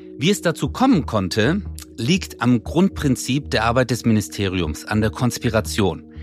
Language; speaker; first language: German; early bilingual, other home language; Turkish